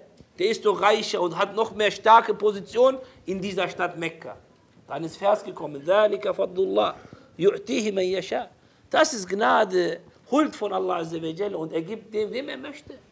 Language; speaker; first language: German; non-native, fluent; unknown